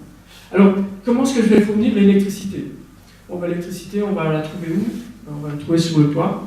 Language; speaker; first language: French; native; French